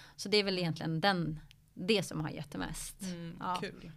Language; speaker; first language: Swedish; early bilingual, other home language; Arabic